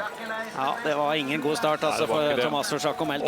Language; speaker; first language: Norwegian; native; Norwegian